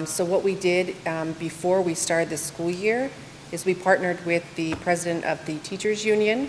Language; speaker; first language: English; native; English